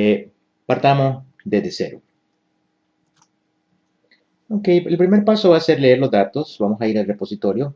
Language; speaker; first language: Spanish; native; Spanish